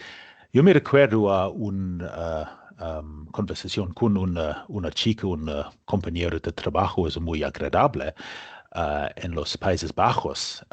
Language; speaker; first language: Spanish; non-native, learner; English